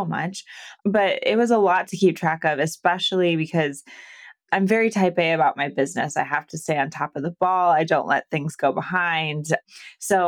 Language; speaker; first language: English; native; English